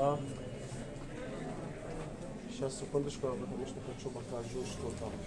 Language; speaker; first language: Russian; non-native, learner; Arabic